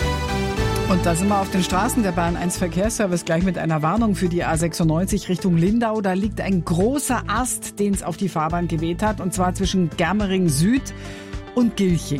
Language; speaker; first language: German; native; German